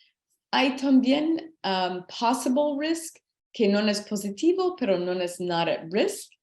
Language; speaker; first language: Spanish; non-native, learner; English